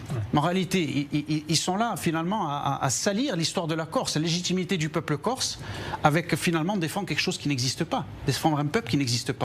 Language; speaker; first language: French; native; French